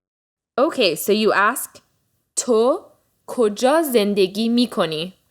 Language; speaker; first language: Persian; early bilingual, heritage; Persian